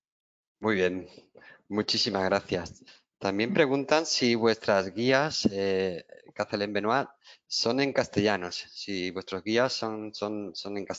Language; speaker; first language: Spanish; native; Spanish